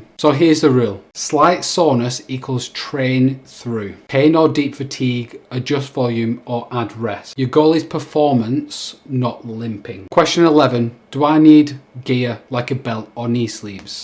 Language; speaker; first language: English; native; English